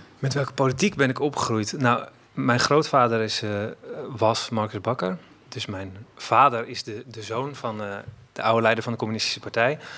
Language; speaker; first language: Dutch; native; Dutch